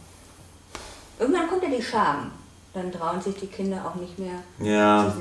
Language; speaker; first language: German; native; German